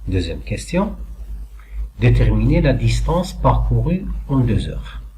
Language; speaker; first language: French; non-native, local second language; Arabic